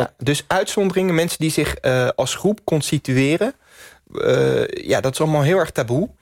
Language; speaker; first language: Dutch; native; Dutch